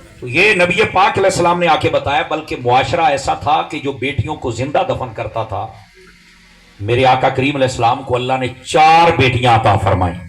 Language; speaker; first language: Urdu; non-native, local second language; Punjabi